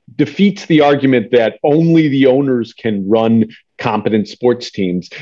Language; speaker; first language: English; native; English